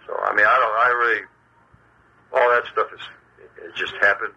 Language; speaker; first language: English; early bilingual, other home language; Spanish